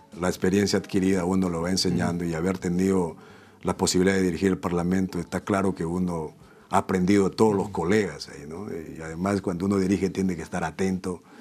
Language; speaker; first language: Spanish; native; Spanish